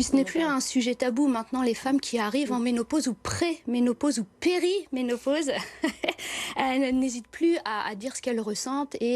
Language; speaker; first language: French; native; French